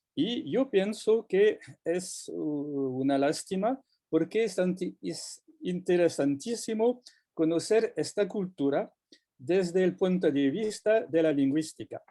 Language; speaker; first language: Spanish; non-native, fluent; French